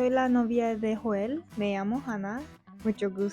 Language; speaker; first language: Spanish; non-native, learner; English